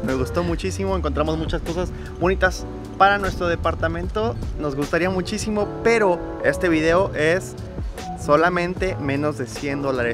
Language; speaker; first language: Spanish; native; Spanish